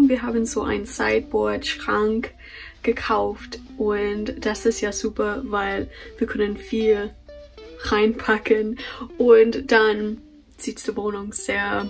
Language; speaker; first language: German; non-native, fluent; English